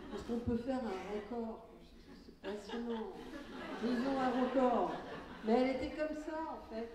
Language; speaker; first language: French; early bilingual, other home language; Catalan